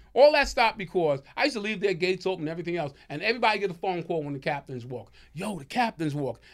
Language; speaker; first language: English; native; English